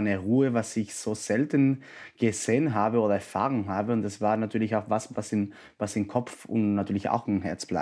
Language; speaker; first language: German; non-native, fluent; Spanish